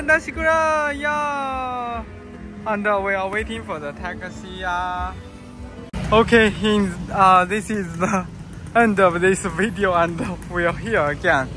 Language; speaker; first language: English; non-native, learner; Chinese